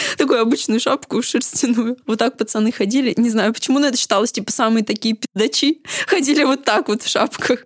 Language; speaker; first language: Russian; native; Russian